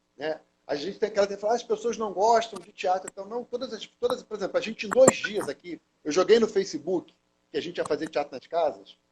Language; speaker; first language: Portuguese; native; Portuguese